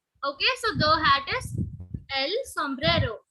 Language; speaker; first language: Spanish; non-native, learner; Hindi